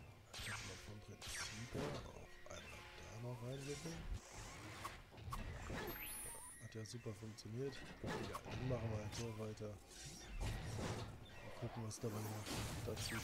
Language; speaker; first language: German; native; German